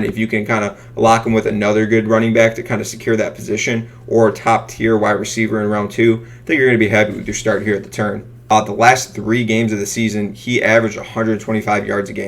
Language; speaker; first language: English; native; English